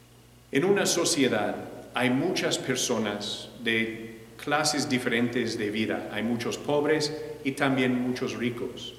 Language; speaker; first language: Spanish; non-native, fluent; English